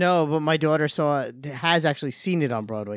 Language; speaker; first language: English; native; English